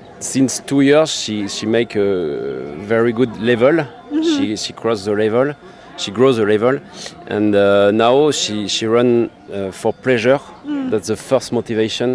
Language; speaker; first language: English; non-native, learner; French